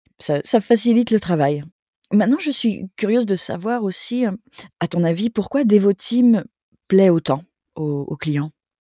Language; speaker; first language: French; native; French